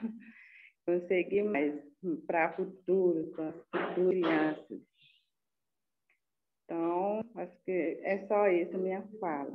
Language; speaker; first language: Portuguese; non-native, local second language; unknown